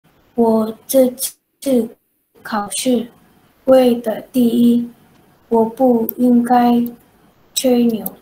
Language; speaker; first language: Chinese; non-native, learner; Indonesian